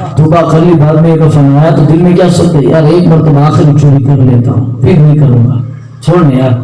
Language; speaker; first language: Urdu; non-native, local second language; Gujarati